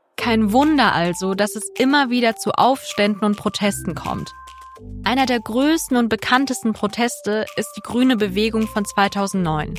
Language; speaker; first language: German; early bilingual, other home language; Persian